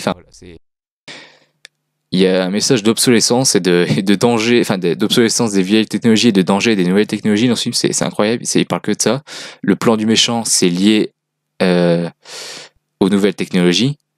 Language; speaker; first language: French; native; French